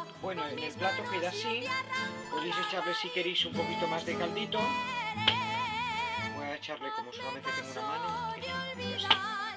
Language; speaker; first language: Spanish; native; Spanish